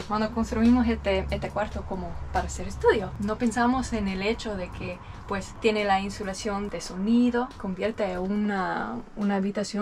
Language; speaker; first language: Spanish; non-native, fluent; English